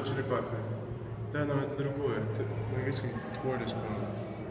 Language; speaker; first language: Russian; non-native, fluent; English